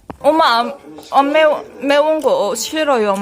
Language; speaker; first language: Korean; non-native, learner; Filipino